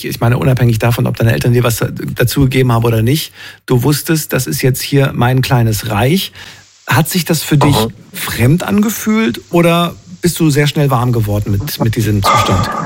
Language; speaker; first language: German; native; German